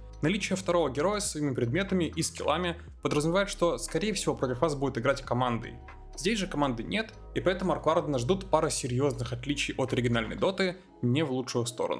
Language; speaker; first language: Russian; native; Russian